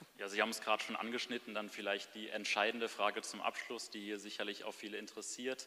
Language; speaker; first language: German; native; German